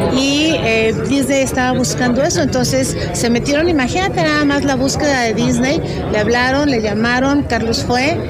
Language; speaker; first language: Spanish; native; Spanish